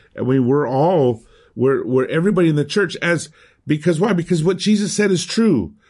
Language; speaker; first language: English; early bilingual, other home language; Spanish